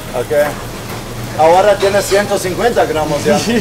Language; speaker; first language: Spanish; non-native, fluent; German